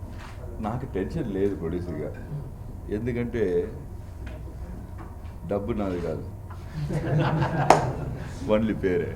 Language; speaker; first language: Telugu; non-native, learner; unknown